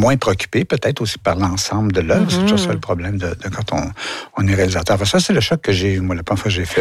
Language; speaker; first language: French; native; French